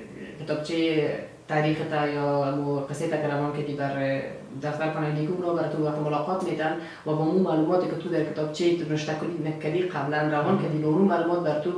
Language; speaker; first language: Persian; native; Persian